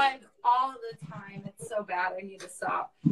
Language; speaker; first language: English; native; English